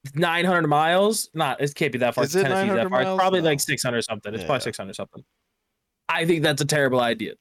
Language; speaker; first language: English; native; English